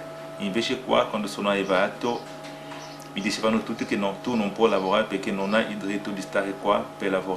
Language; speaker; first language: Italian; non-native, fluent; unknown